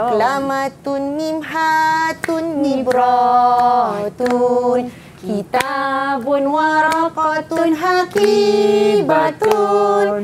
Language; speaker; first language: Arabic; non-native, fluent; Malay